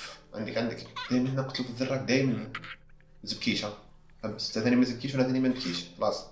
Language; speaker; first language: Arabic; native; Arabic